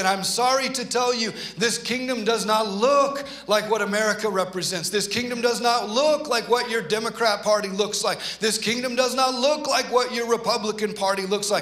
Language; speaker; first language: English; native; English